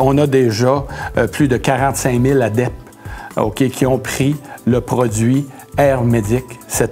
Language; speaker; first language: French; native; French